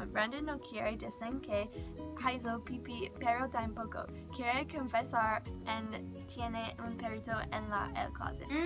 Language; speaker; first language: Spanish; non-native, learner; English